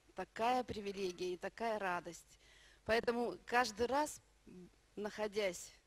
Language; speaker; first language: Russian; native; Russian